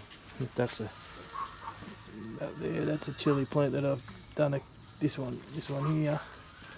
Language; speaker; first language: English; native; English